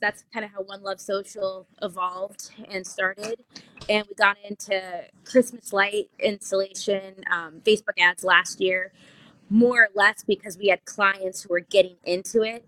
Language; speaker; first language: English; native; English